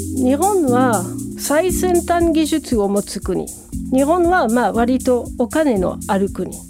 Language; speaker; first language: Japanese; non-native, fluent; French